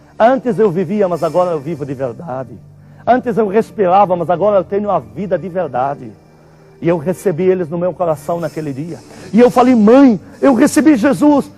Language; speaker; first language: Portuguese; non-native, fluent; Arabic